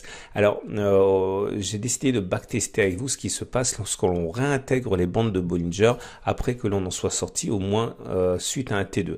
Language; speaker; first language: French; native; French